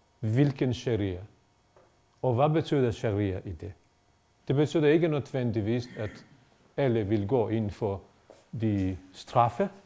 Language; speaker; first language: Danish; non-native, fluent; Bosnian